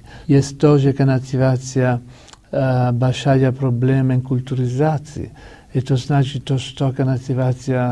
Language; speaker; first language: Russian; non-native, learner; Italian